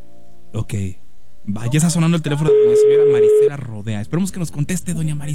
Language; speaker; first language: Spanish; native; Spanish